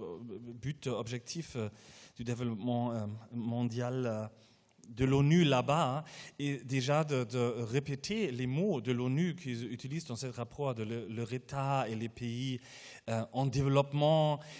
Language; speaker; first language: French; non-native, learner; German